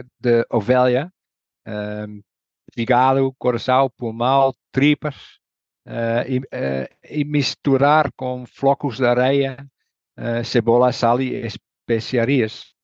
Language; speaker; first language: Portuguese; non-native, learner; Dutch